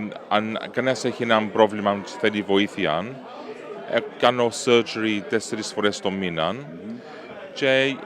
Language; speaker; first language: Greek; early bilingual, heritage; Greek